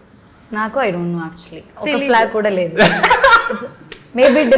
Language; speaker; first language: Telugu; non-native, learner; Malayalam